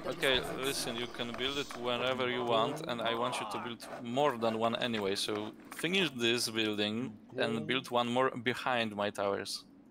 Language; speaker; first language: English; non-native, fluent; Polish